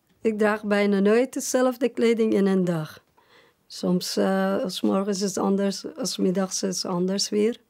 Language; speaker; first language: Dutch; non-native, fluent; Persian